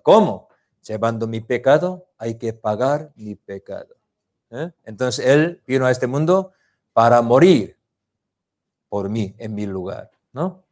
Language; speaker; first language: Spanish; non-native, learner; Korean